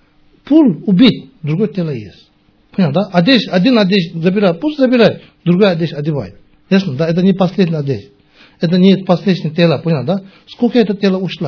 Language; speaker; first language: Russian; non-native, learner; Tibetan